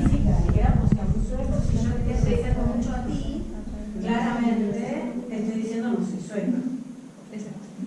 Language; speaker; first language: Spanish; native; Spanish